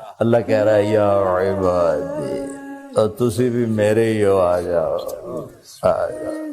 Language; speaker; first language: Urdu; non-native, local second language; Punjabi